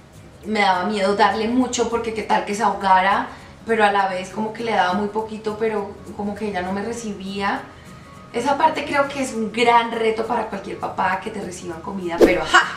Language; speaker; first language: Spanish; native; Spanish